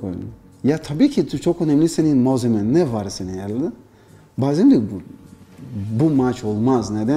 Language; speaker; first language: Turkish; non-native, learner; Portuguese